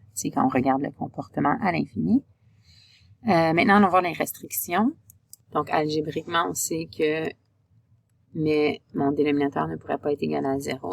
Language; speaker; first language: French; native; French